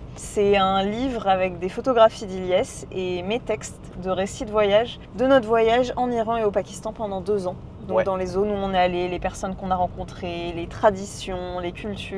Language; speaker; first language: French; native; French